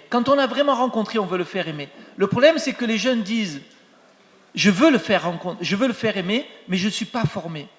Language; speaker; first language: French; native; French